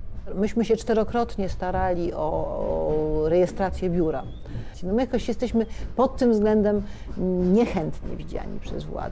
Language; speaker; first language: Polish; native; Polish